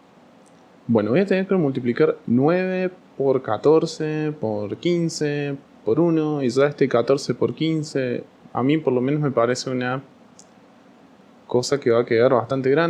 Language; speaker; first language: Spanish; native; Spanish